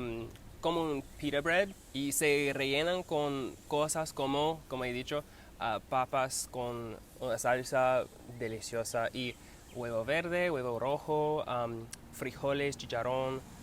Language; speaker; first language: Spanish; non-native, learner; English